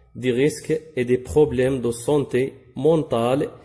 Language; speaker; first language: French; non-native, local second language; Arabic